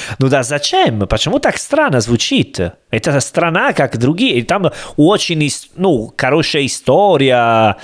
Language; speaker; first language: Russian; non-native, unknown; Italian